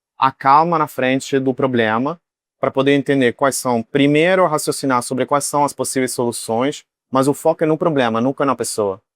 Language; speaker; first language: Portuguese; non-native, fluent; Italian